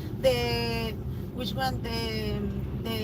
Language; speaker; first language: English; non-native, learner; Spanish